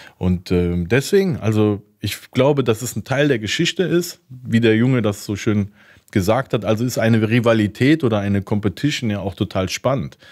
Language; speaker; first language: German; early bilingual, other home language; Turkish